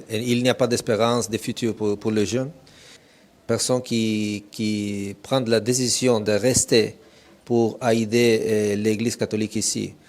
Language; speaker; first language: French; non-native, fluent; Italian